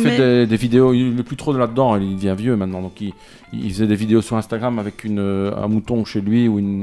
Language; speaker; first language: French; native; French